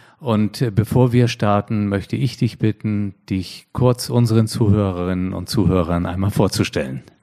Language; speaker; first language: German; native; German